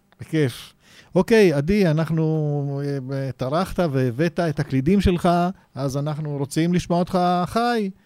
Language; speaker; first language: Hebrew; native; Hebrew